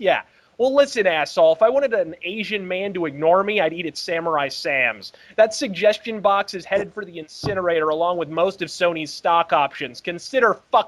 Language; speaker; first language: English; native; English